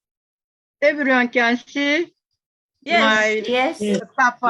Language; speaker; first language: English; non-native, learner; Japanese